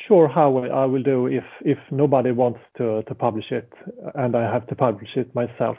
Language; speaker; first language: English; non-native, fluent; Swedish